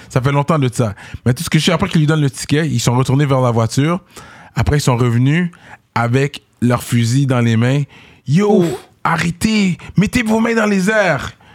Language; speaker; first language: French; native; French